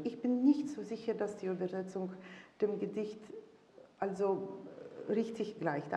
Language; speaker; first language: German; non-native, fluent; Russian